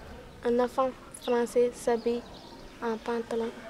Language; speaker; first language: French; non-native, local second language; Fula